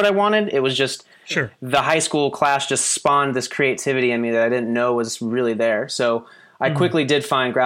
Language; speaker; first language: English; native; English